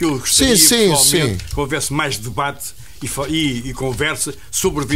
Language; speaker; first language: Portuguese; native; Portuguese